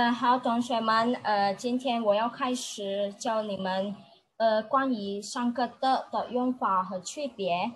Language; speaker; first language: Chinese; non-native, learner; Indonesian